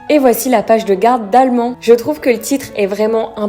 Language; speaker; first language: French; native; French